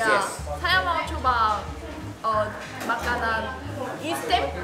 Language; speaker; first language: Indonesian; non-native, learner; Korean